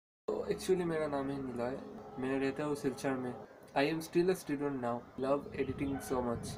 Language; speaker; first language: Hindi; non-native, local second language; Bangla